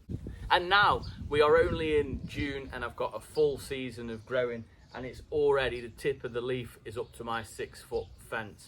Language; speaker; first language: English; native; English